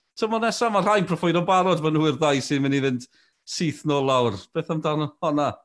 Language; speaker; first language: Welsh; native; Welsh